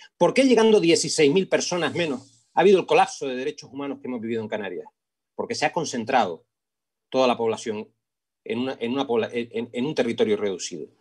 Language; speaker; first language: Spanish; native; Spanish